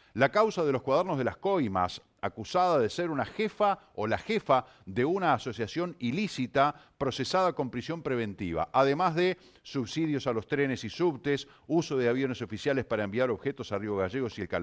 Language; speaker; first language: Spanish; native; Spanish